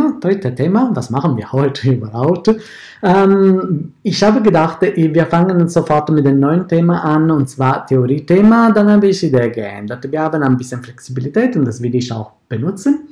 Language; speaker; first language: German; non-native, fluent; Italian